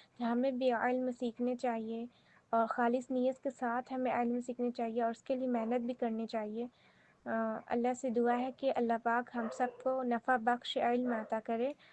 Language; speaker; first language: Urdu; native; Urdu